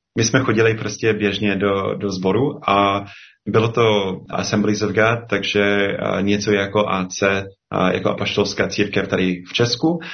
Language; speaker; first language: Czech; non-native, fluent; English